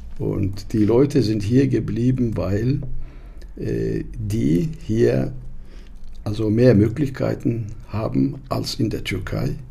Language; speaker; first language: German; non-native, fluent; Turkish